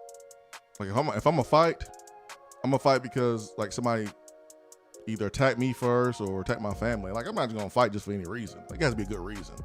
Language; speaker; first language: English; native; English